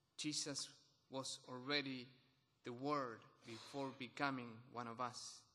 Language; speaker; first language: English; non-native, fluent; Spanish